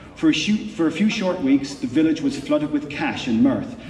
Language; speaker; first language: English; native; English